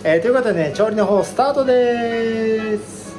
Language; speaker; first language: Japanese; native; Japanese